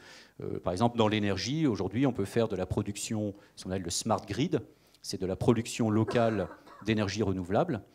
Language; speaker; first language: French; native; French